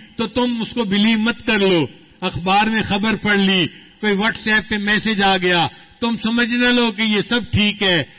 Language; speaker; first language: Urdu; non-native, local second language; Punjabi